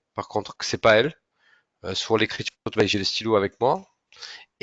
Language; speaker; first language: French; native; French